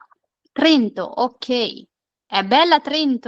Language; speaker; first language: Italian; non-native, fluent; Urdu